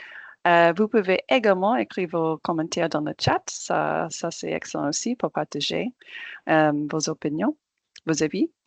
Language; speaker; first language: French; non-native, fluent; English